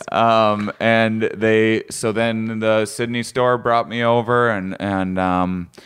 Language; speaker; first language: English; native; English